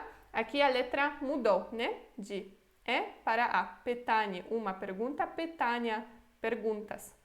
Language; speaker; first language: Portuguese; non-native, fluent; Polish